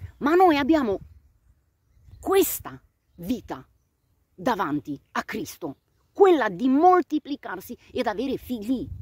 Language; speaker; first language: Italian; non-native, fluent; Romanian